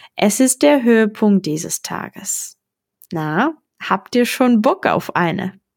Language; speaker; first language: German; non-native, fluent; Czech